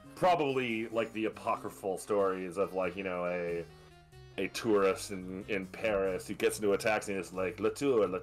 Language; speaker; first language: English; native; English